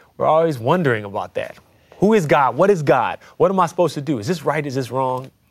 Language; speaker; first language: English; native; English